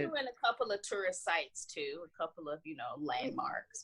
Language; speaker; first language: English; native; English